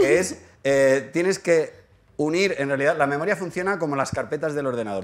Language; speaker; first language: Spanish; native; Spanish